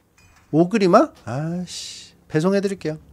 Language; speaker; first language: Korean; native; Korean